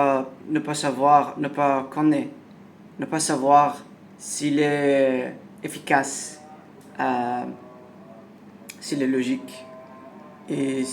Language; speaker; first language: French; non-native, learner; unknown